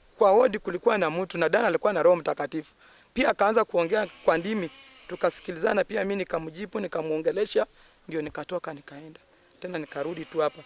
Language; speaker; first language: Swahili; non-native, local second language; Luyia